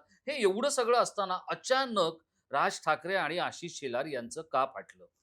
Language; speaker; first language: Marathi; native; Marathi